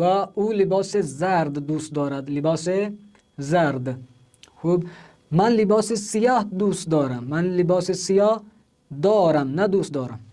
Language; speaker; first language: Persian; non-native, fluent; Urdu